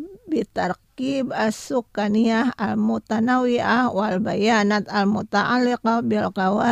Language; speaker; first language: Arabic; non-native, fluent; Indonesian